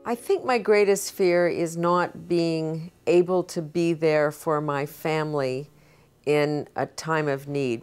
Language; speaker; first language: English; native; English